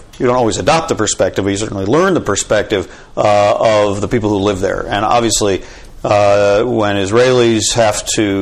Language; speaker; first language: English; native; English